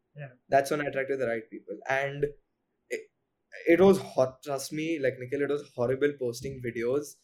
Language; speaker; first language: English; non-native, local second language; Hindi